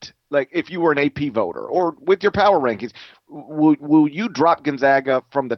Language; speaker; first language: English; native; English